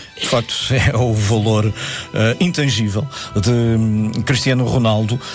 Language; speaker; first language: Portuguese; native; Portuguese